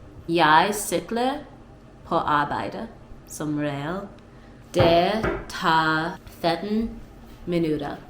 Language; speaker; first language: Danish; non-native, learner; English